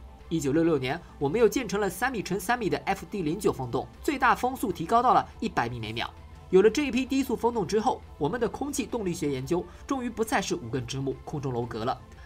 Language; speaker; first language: Chinese; native; Chinese